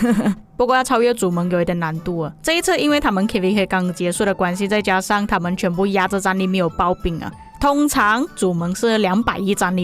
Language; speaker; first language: Chinese; native; Chinese